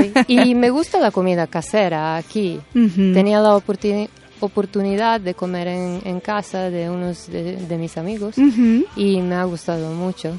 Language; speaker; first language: Spanish; non-native, fluent; Serbian